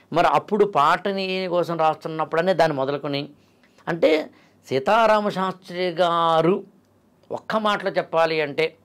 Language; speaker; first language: Telugu; native; Telugu